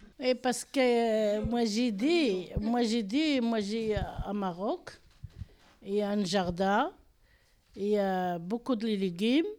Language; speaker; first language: French; non-native, learner; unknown